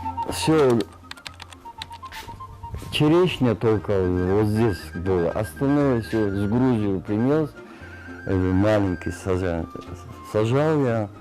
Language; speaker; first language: Russian; non-native, local second language; Georgian